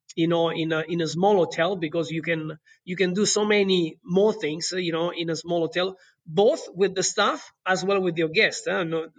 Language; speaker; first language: English; non-native, fluent; Italian